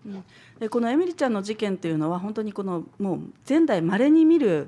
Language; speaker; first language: Japanese; native; Japanese